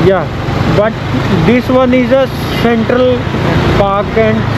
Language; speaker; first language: English; non-native, learner; Hindi